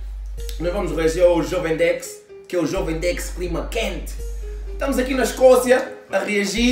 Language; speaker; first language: Portuguese; native; Portuguese